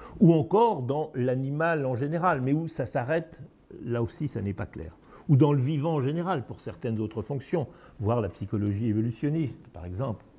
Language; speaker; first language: French; native; French